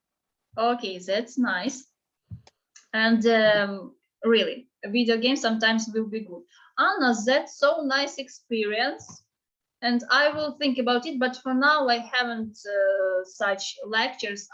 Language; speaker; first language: English; non-native, fluent; Ukrainian